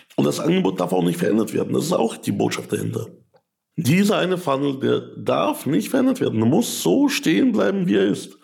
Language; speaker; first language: German; early bilingual, other home language; Russian